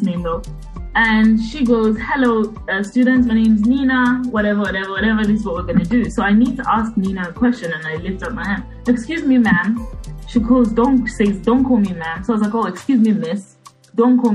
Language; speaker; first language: English; non-native, local second language; Bemba